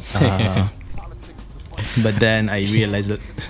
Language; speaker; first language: English; non-native, local second language; Hausa